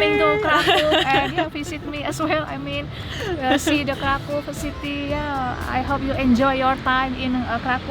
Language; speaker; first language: English; non-native, learner; Indonesian